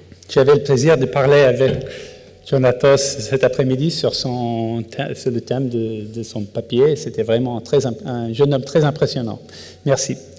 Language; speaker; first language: French; non-native, fluent; English